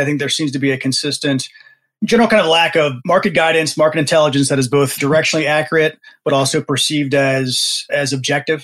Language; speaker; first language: English; native; English